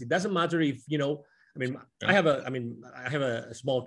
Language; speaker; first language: English; non-native, fluent; Spanish